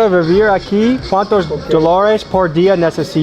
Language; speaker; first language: Spanish; non-native, learner; English